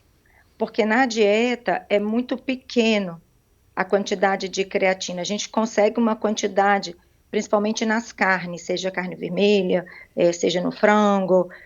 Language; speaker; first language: Portuguese; native; Portuguese